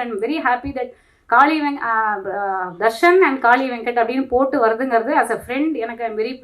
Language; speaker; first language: Tamil; native; Tamil